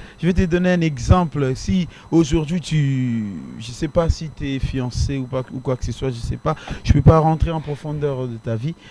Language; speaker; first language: French; non-native, local second language; Lingala